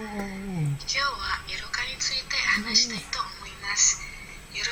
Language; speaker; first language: Japanese; non-native, learner; Indonesian